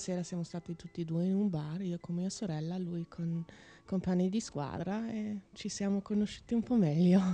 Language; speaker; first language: Italian; non-native, learner; German